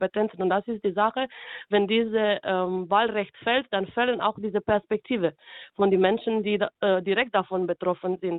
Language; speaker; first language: German; non-native, fluent; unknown